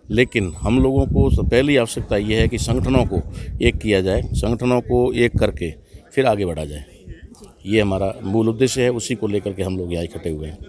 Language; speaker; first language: Hindi; native; Hindi